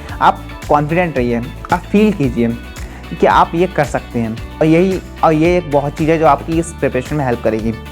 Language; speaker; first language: Hindi; native; Hindi